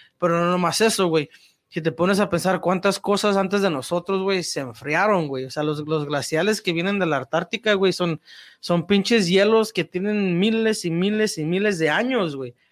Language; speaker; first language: Spanish; early bilingual, heritage; Spanish